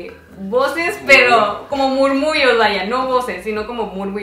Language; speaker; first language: Spanish; native; Spanish